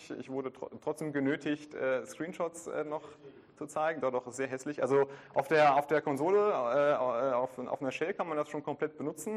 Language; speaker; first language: German; native; German